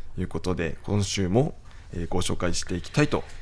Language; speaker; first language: Japanese; native; Japanese